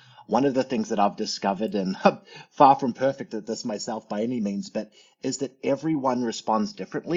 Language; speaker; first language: English; native; English